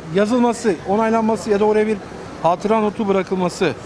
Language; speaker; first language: Turkish; native; Turkish